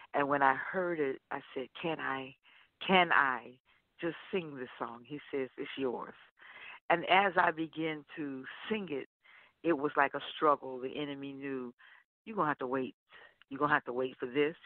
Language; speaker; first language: English; native; English